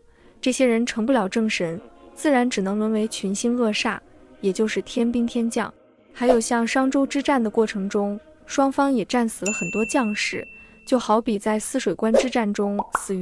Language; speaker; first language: Chinese; native; Chinese